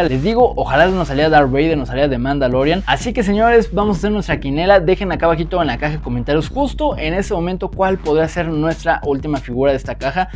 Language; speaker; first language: Spanish; native; Spanish